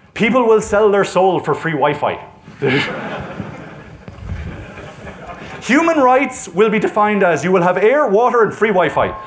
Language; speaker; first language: English; native; English